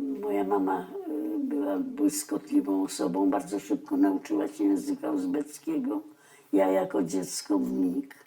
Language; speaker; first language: Polish; early bilingual, other home language; Russian